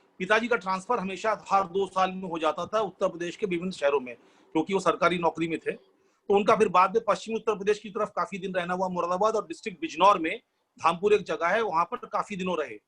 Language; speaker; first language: Hindi; non-native, local second language; Bangla